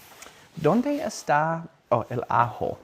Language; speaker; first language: Spanish; non-native, learner; English